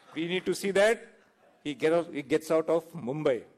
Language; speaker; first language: English; non-native, local second language; Marathi